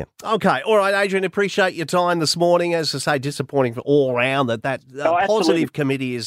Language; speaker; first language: English; native; English